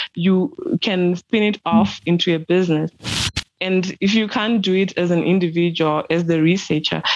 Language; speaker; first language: English; non-native, local second language; Shona